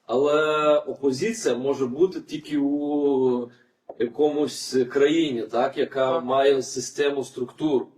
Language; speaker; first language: Ukrainian; non-native, fluent; Lithuanian